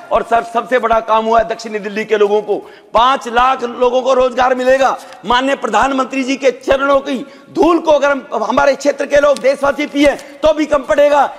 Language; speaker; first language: Hindi; native; Hindi